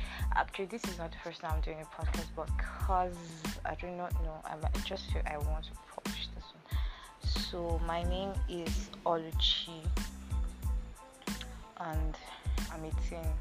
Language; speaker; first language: English; non-native, local second language; Ibibio